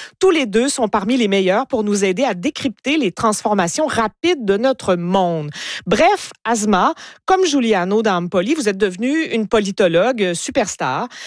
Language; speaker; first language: French; native; French